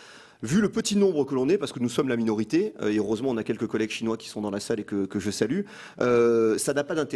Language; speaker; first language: French; native; French